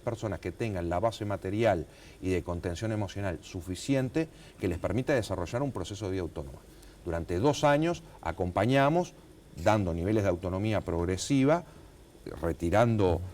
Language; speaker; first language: Spanish; native; Spanish